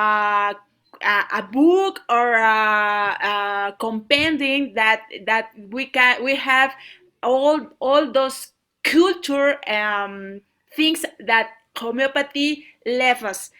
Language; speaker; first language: English; non-native, learner; Spanish